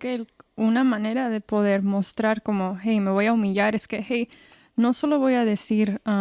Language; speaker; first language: Spanish; early bilingual, heritage; Spanish